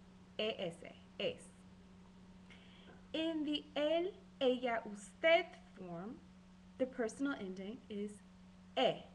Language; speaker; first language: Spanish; non-native, fluent; English